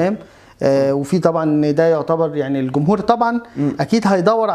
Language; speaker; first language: Arabic; native; Arabic